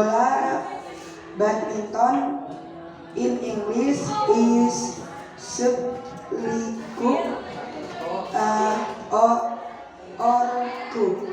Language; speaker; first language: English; non-native, learner; Indonesian